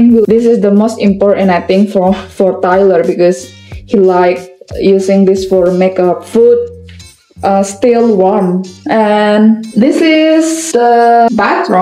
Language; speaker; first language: English; non-native, learner; Indonesian